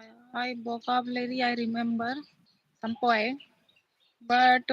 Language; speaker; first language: English; non-native, learner; Hindi